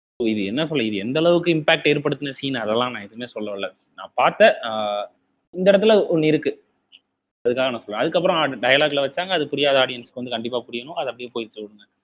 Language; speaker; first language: Tamil; native; Tamil